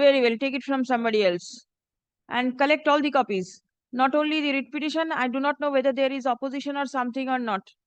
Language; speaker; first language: English; non-native, local second language; Bangla